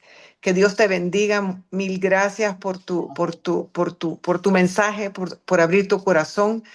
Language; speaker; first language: Spanish; native; Spanish